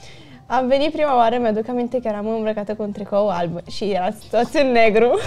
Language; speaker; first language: Romanian; early bilingual, heritage; Romanian